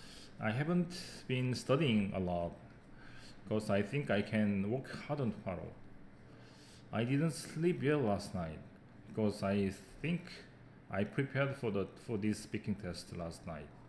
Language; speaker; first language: English; non-native, fluent; Korean